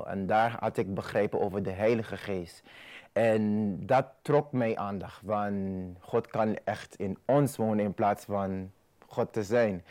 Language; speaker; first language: Dutch; non-native, fluent; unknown